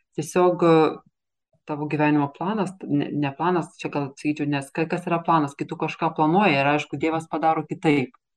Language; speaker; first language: Lithuanian; native; Lithuanian